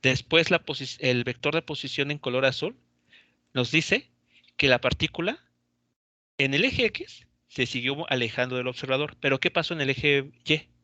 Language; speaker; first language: Spanish; native; Spanish